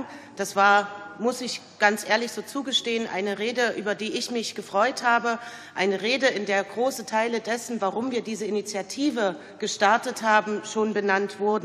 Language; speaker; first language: German; native; German